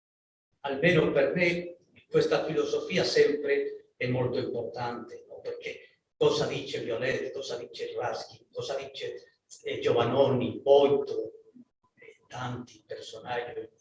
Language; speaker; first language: Italian; non-native, learner; Spanish